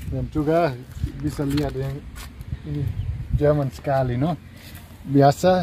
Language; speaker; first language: Indonesian; non-native, learner; German